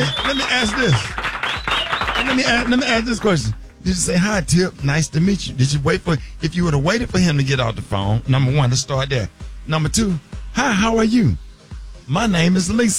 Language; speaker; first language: English; native; English